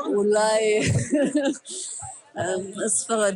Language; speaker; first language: Hebrew; early bilingual, other home language; Russian